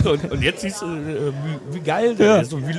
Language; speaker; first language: German; native; German